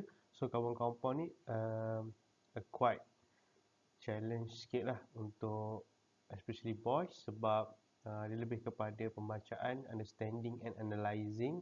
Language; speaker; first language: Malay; native; Malay